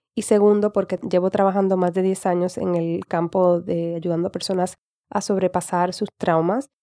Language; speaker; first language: Spanish; native; Spanish